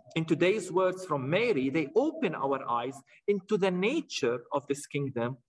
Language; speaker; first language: English; non-native, fluent; Arabic